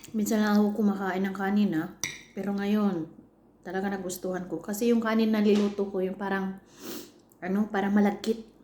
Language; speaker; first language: Filipino; non-native, local second language; Iloko